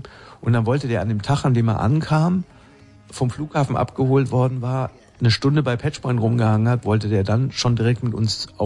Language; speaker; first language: German; native; German